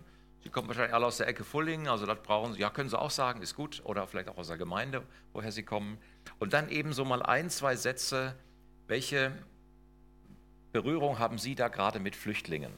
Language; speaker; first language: German; native; German